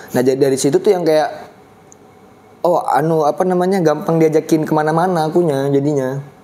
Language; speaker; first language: Indonesian; native; Indonesian